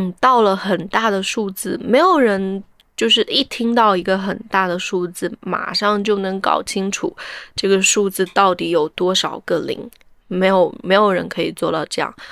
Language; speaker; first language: Chinese; native; Chinese